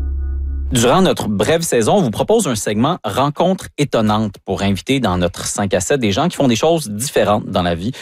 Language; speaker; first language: French; native; French